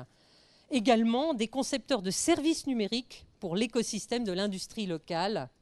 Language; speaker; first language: French; native; French